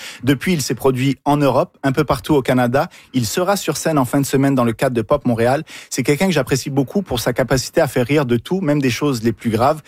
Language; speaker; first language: French; native; French